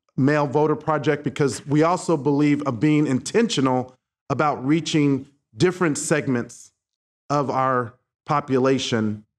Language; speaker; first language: English; native; English